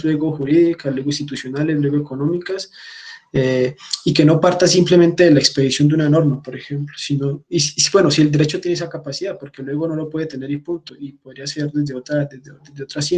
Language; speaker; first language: Spanish; native; Spanish